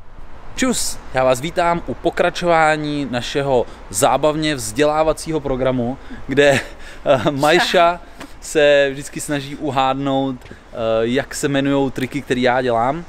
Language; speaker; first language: Czech; native; Czech